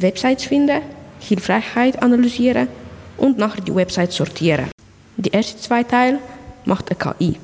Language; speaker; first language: German; non-native, local second language; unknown